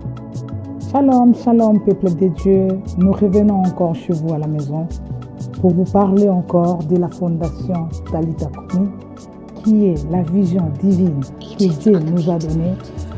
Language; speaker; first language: French; non-native, local second language; Lingala